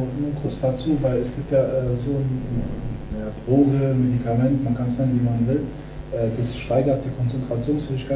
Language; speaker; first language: German; native; German